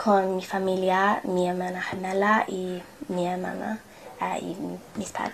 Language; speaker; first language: Spanish; non-native, learner; English